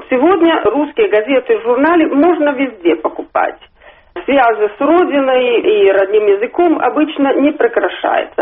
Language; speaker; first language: Russian; non-native, fluent; Italian